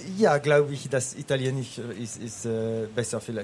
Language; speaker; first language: German; non-native, learner; French